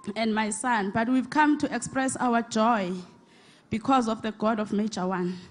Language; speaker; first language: English; non-native, local second language; Xhosa